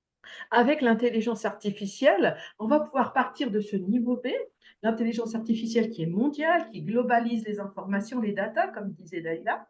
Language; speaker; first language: French; native; French